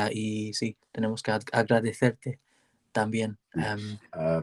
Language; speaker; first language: Spanish; non-native, learner; English